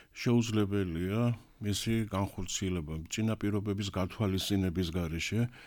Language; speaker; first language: Georgian; native; Georgian